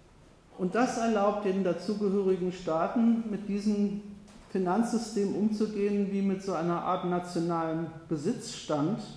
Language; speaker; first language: German; native; German